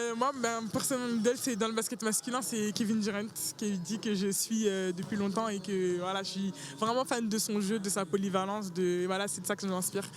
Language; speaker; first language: French; early bilingual, other home language; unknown